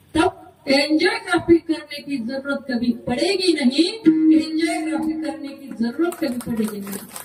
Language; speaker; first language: Hindi; non-native, local second language; Marathi